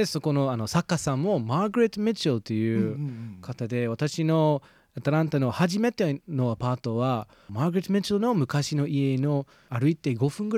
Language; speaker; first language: Japanese; non-native, fluent; English